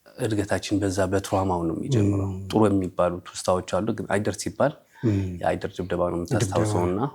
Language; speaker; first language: Amharic; non-native, local second language; Tigrinya